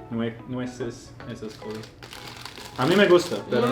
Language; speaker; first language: Spanish; non-native, fluent; German